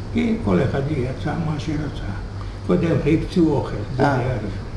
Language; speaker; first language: Hebrew; non-native, fluent; Hungarian